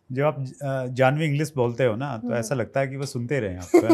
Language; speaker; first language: Hindi; native; Hindi